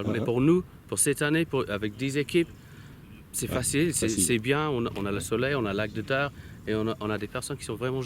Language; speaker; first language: French; non-native, learner; English